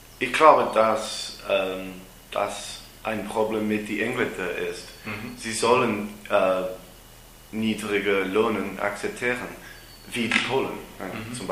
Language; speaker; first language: German; non-native, learner; English